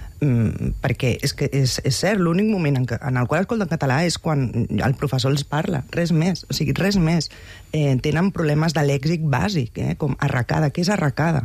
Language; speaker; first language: Catalan; native; Catalan